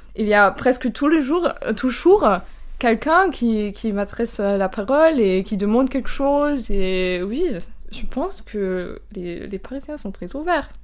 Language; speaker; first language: French; non-native, fluent; German